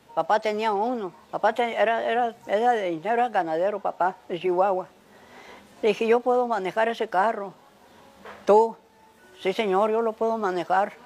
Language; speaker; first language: Spanish; native; Spanish